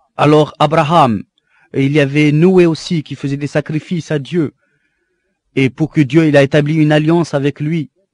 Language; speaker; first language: French; non-native, local second language; Arabic